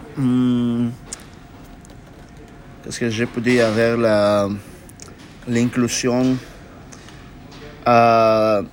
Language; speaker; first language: French; non-native, learner; Spanish